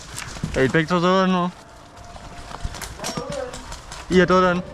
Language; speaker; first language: Danish; native; Danish